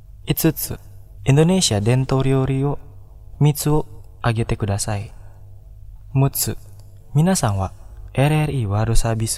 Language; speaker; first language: Japanese; non-native, fluent; Indonesian